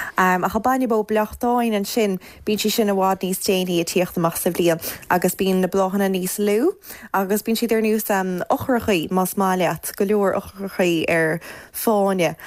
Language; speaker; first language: Irish; native; Irish